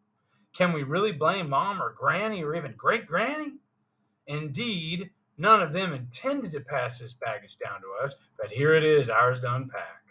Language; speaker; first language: English; native; English